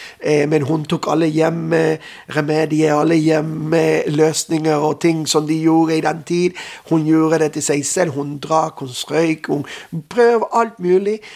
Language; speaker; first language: Norwegian; non-native, fluent; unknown